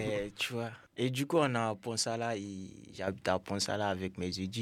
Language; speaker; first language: French; non-native, local second language; Dyula